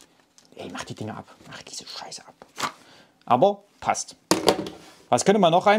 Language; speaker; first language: German; native; German